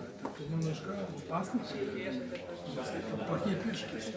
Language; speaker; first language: Russian; non-native, learner; Serbian